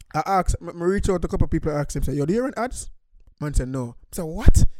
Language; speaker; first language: English; non-native, local second language; Jamaican Creole English